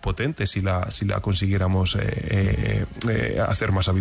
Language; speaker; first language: Spanish; native; Spanish